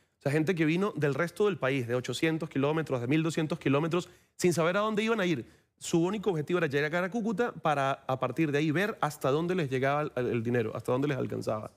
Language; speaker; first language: Spanish; native; Spanish